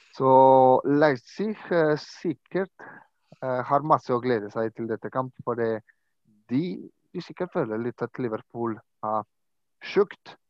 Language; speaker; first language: Norwegian; non-native, fluent; Croatian